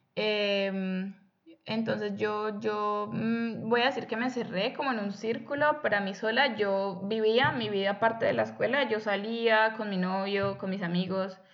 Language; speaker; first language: Spanish; native; Spanish